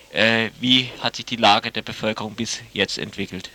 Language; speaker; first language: German; native; German